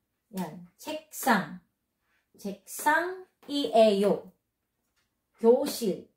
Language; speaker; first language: Korean; non-native, fluent; Filipino